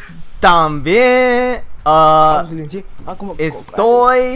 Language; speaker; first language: Spanish; non-native, learner; English